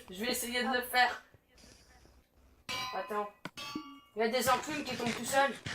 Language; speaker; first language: French; native; French